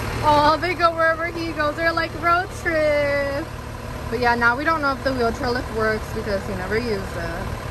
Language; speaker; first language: English; early bilingual, other home language; Spanish